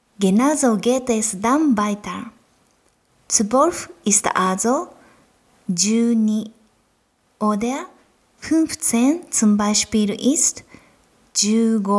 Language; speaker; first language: German; non-native, fluent; Japanese